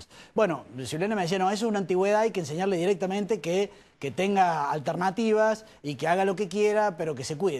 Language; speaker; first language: Spanish; native; Spanish